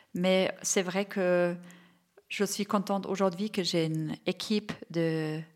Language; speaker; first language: French; non-native, fluent; German